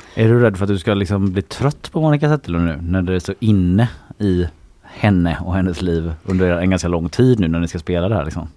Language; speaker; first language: Swedish; native; Swedish